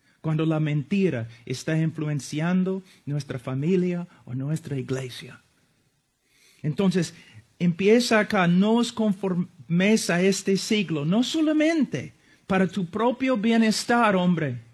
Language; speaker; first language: Spanish; non-native, fluent; English